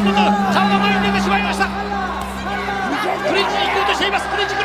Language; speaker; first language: Japanese; native; Japanese